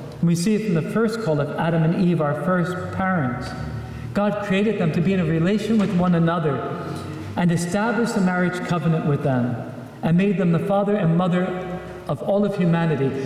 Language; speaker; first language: English; native; English